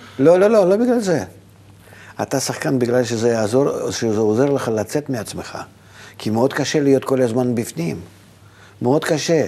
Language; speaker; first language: Hebrew; non-native, fluent; Russian